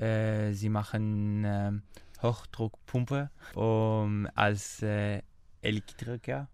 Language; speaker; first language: German; non-native, learner; Arabic